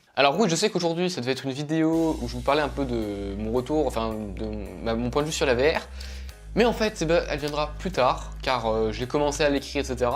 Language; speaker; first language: French; native; French